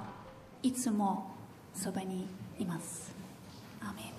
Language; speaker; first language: Japanese; non-native, learner; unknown